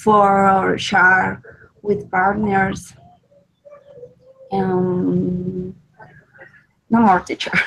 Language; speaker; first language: English; non-native, learner; Spanish